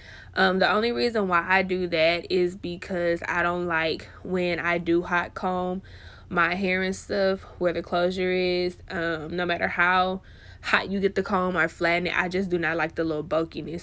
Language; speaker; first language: English; native; English